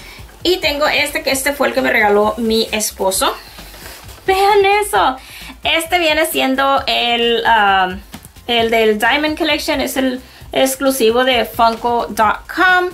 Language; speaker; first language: Spanish; native; Spanish